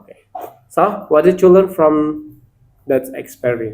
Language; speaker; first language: English; non-native, learner; Indonesian